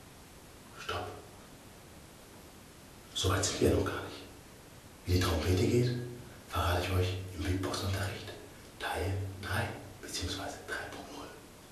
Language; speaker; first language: German; native; German